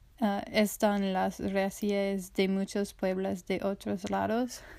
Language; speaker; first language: Spanish; non-native, learner; English